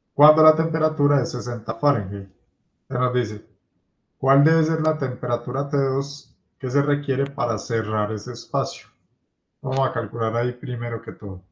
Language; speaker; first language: Spanish; native; Spanish